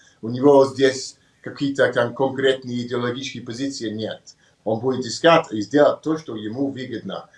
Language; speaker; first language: Russian; non-native, learner; English